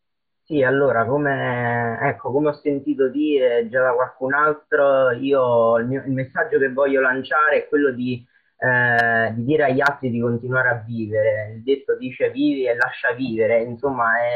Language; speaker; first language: Italian; native; Italian